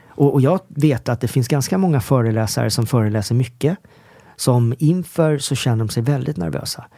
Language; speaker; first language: Swedish; early bilingual, other home language; Korean